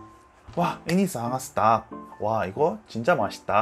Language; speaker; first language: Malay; non-native, learner; Korean